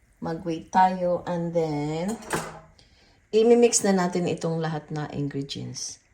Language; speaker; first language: Filipino; non-native, local second language; Cebuano